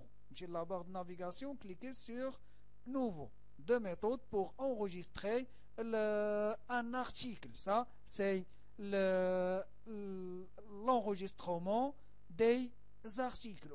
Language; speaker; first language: French; non-native, local second language; Arabic